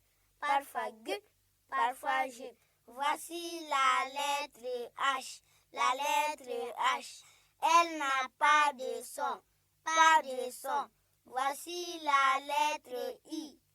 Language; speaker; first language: French; non-native, local second language; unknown